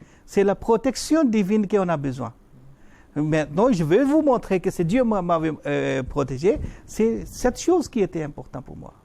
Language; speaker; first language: French; non-native, fluent; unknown